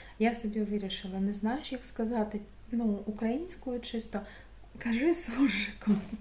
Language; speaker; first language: Ukrainian; non-native, local second language; Russian